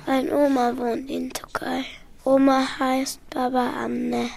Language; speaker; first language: German; early bilingual, other home language; Turkish